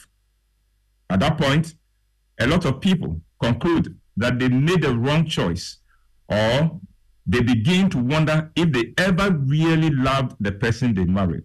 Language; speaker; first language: English; non-native, local second language; Akan